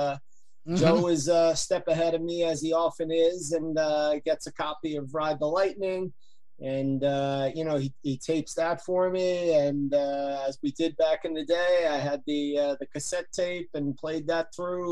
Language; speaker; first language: English; native; English